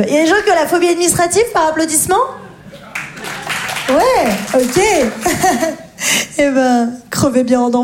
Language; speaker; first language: French; native; French